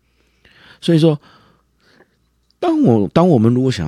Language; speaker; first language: Chinese; native; Chinese